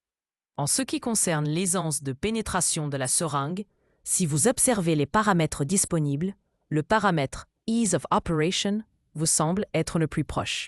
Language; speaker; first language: French; native; French